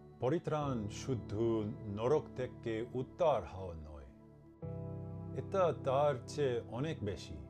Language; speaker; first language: Bangla; non-native, learner; English